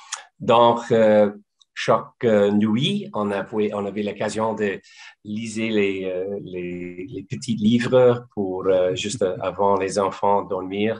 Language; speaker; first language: French; non-native, local second language; English